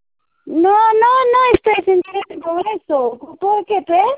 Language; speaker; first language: Spanish; non-native, local second language; Quechua